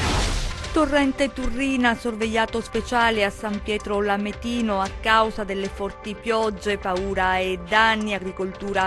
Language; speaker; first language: Italian; native; Italian